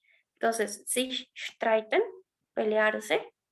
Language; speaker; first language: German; non-native, fluent; Spanish